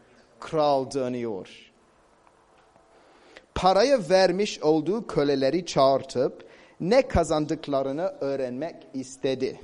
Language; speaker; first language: Turkish; non-native, fluent; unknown